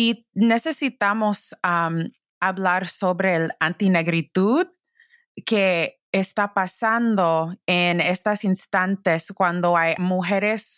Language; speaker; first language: Spanish; early bilingual, heritage; English